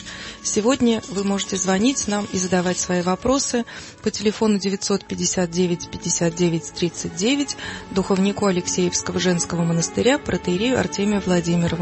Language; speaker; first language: Russian; native; Russian